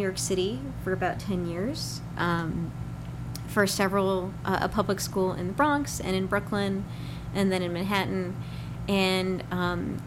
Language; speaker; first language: English; non-native, local second language; Ukrainian